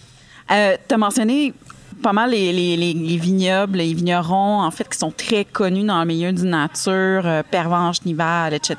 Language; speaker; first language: French; native; French